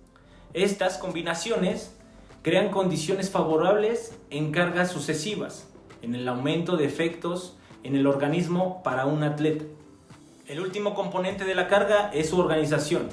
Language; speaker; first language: Spanish; native; Spanish